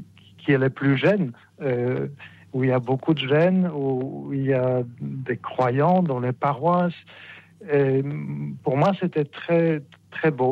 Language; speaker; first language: French; non-native, fluent; Polish